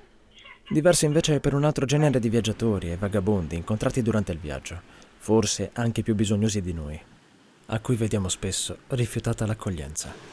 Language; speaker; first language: Italian; native; Italian